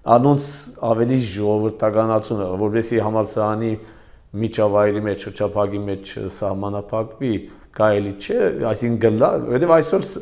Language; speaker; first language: Armenian; early bilingual, heritage; Armenian